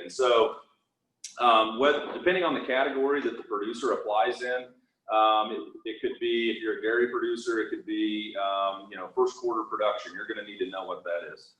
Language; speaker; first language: English; native; English